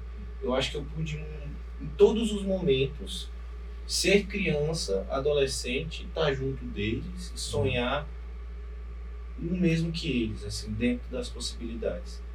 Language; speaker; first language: Portuguese; native; Portuguese